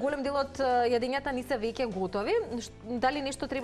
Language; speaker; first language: Macedonian; native; Macedonian